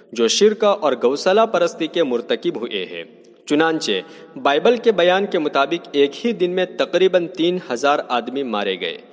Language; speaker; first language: Urdu; native; Urdu